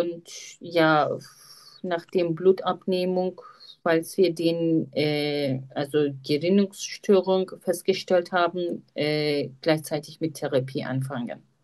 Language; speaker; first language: German; non-native, fluent; Turkish